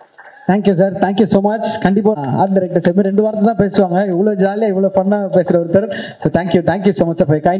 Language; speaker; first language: Tamil; native; Tamil